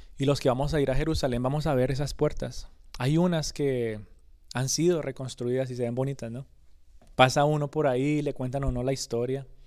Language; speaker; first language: Spanish; early bilingual, other home language; English